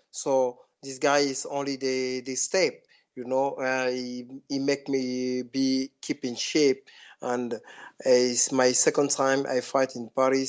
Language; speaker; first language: English; non-native, fluent; French